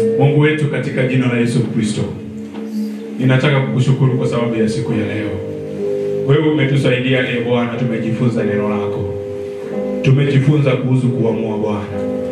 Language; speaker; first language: Swahili; non-native, local second language; Luyia